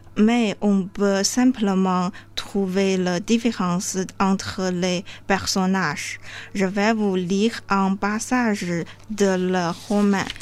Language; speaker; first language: French; non-native, learner; Chinese